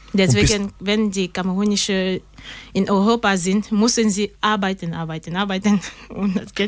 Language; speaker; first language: German; non-native, learner; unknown